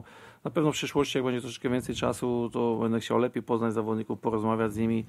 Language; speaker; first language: Polish; native; Polish